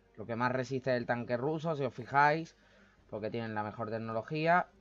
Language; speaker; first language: Spanish; native; Spanish